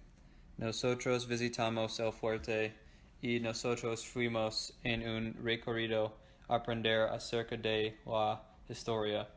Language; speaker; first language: Spanish; non-native, learner; English